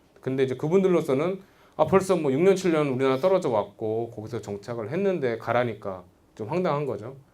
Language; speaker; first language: Korean; native; Korean